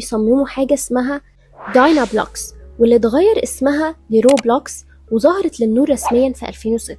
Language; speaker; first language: Arabic; native; Arabic